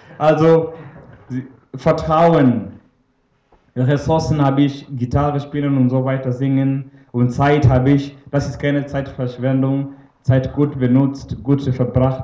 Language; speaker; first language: German; non-native, fluent; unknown